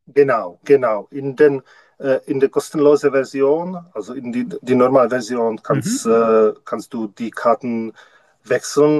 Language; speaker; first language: German; non-native, learner; Czech